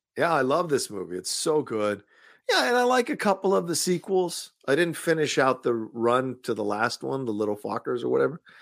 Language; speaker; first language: English; early bilingual, other home language; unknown